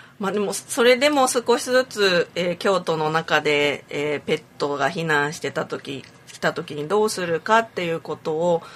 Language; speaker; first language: Japanese; native; Japanese